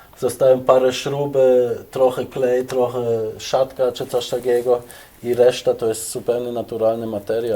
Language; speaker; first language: Polish; non-native, fluent; German